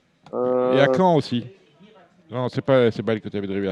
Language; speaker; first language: French; native; French